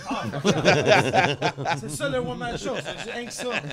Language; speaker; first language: French; non-native, fluent; English